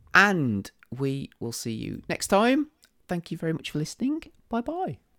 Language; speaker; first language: English; native; English